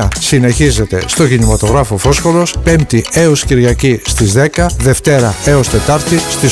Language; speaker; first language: Greek; native; Greek